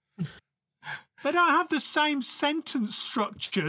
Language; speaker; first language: English; native; English